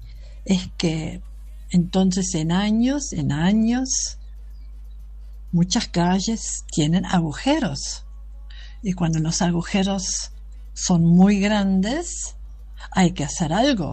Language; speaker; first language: Spanish; non-native, fluent; German